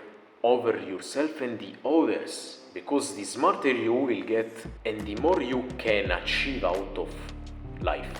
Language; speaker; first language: English; non-native, fluent; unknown